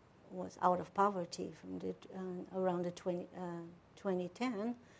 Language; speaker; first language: English; non-native, fluent; Portuguese